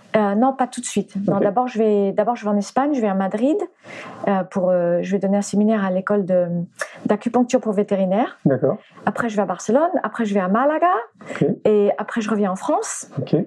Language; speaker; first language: French; early bilingual, other home language; English